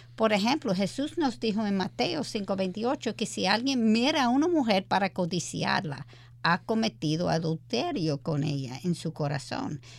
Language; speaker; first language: Spanish; early bilingual, heritage; English